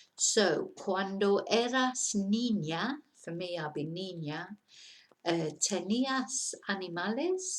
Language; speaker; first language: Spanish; non-native, fluent; English